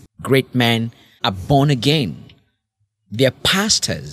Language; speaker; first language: English; non-native, local second language; Kikuyu